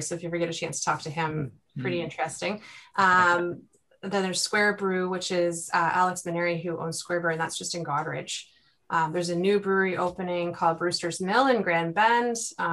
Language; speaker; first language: English; native; English